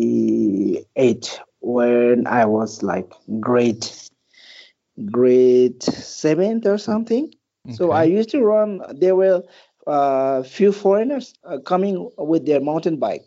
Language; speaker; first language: English; non-native, local second language; Nepali